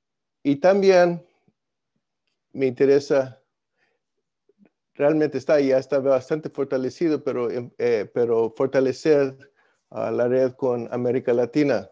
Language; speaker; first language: Spanish; non-native, fluent; English